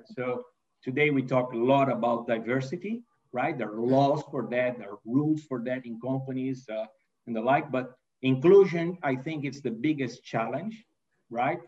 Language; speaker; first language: English; non-native, fluent; Portuguese